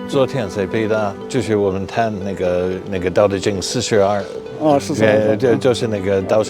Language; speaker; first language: Chinese; non-native, fluent; English